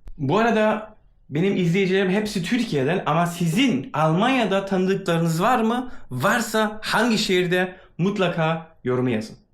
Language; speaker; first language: Turkish; early bilingual, heritage; Turkish